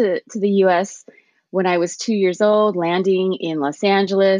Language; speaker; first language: English; early bilingual, other home language; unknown